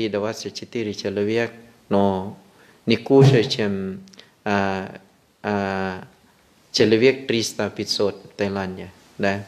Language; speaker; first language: Russian; non-native, fluent; Thai